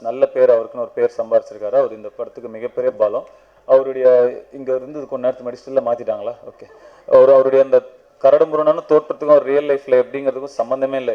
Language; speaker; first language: Tamil; native; Tamil